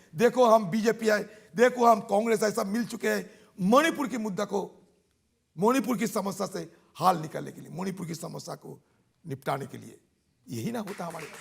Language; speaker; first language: Hindi; non-native, local second language; Bangla